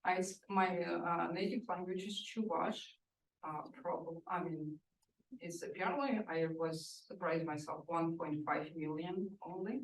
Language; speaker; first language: English; non-native, fluent; Russian